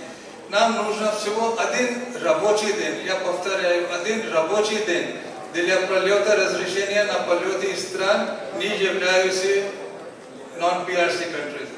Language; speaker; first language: Russian; non-native, learner; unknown